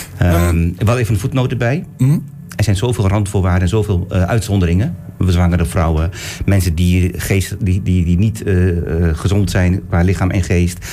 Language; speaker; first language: Dutch; early bilingual, other home language; Turkish